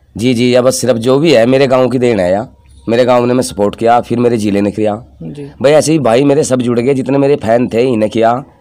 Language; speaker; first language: Hindi; native; Hindi